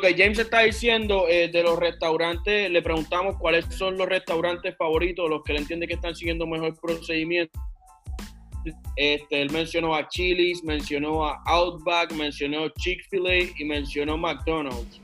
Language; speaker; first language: Spanish; native; Spanish